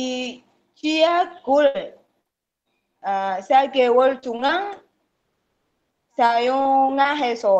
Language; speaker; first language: Korean; non-native, learner; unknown